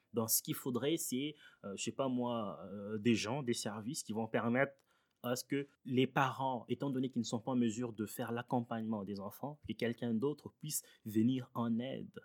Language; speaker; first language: French; early bilingual, other home language; Swahili